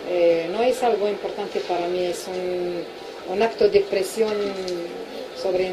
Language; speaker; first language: Spanish; non-native, local second language; Arabic